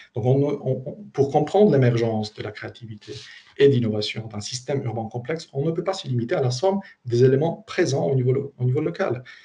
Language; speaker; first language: French; non-native, fluent; Polish